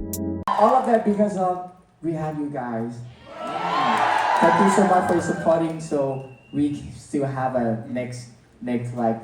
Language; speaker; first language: English; non-native, learner; Thai